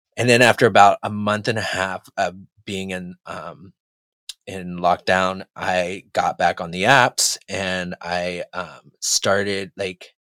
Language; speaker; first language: English; native; English